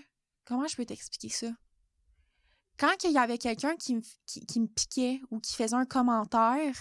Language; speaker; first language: French; native; French